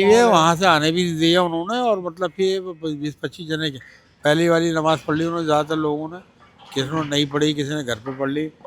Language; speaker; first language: Hindi; native; Hindi